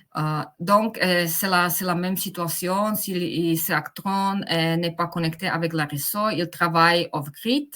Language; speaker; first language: French; non-native, fluent; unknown